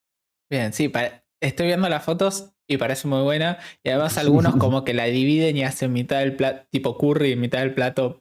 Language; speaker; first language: Spanish; native; Spanish